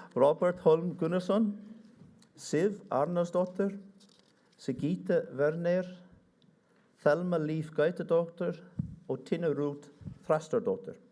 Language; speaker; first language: Icelandic; non-native, fluent; English